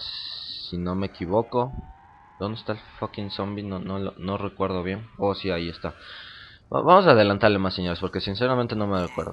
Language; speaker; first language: Spanish; native; Spanish